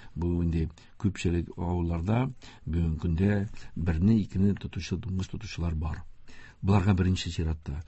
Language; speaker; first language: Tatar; native; Tatar